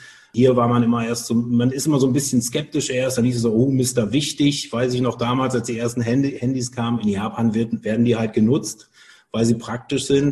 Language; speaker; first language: German; native; German